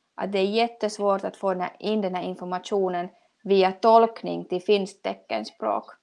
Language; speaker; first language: Swedish; native; Swedish